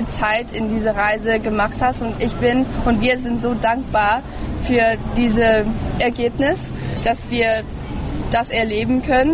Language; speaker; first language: German; early bilingual, heritage; German